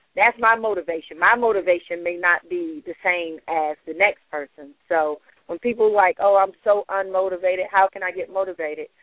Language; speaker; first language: English; native; English